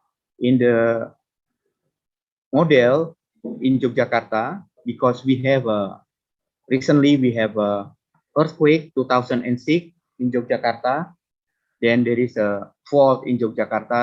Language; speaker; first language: English; non-native, fluent; Indonesian